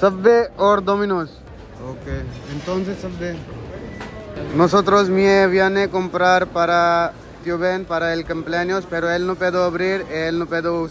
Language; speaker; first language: Spanish; non-native, learner; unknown